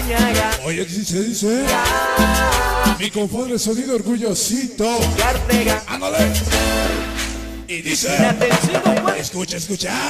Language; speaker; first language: Spanish; native; Spanish